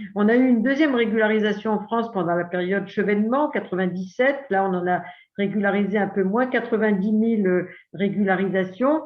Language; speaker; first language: French; native; French